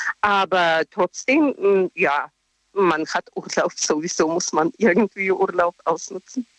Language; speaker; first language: German; non-native, learner; Russian